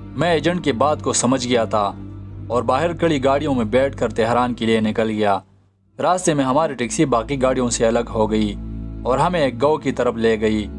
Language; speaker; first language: Urdu; non-native, local second language; Pashto